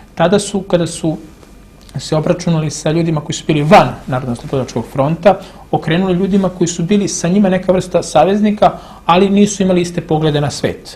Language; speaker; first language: Serbian; native; Serbian